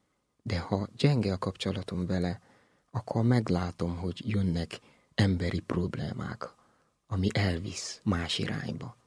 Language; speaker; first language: Hungarian; non-native, learner; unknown